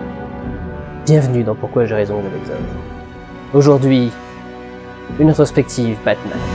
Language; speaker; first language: French; native; French